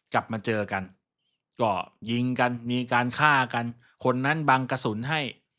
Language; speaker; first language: Thai; native; Thai